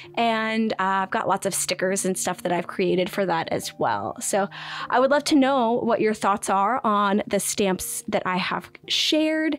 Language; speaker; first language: English; native; English